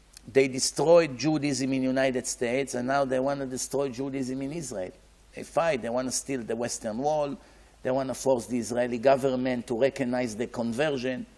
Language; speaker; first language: English; non-native, fluent; Hebrew